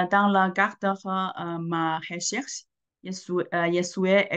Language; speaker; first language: French; non-native, learner; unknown